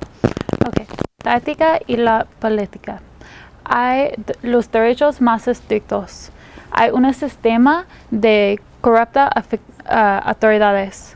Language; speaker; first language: Spanish; non-native, learner; English